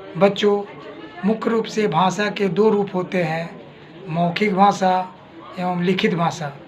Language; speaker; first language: Hindi; native; Hindi